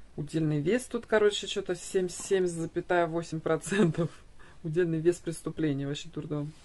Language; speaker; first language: Russian; native; Russian